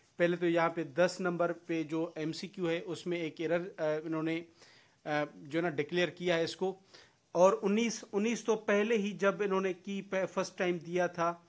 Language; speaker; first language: Urdu; non-native, local second language; Sindhi